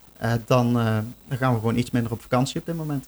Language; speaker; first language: Dutch; native; Dutch